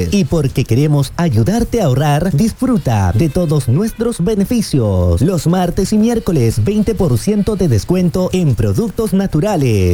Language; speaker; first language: Spanish; native; Spanish